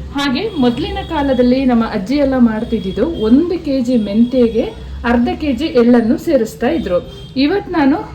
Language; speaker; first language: Kannada; non-native, local second language; Kodava